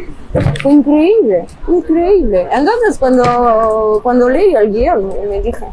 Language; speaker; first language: Spanish; non-native, fluent; French